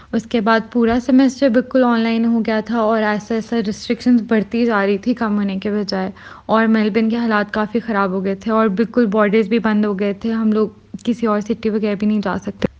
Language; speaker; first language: Urdu; native; Urdu